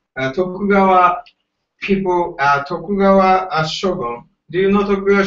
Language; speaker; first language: English; non-native, learner; Japanese